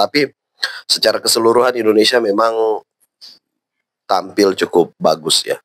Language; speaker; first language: Indonesian; native; Indonesian